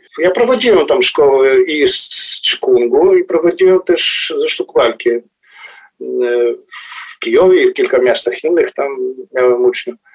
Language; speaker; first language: Polish; non-native, fluent; Ukrainian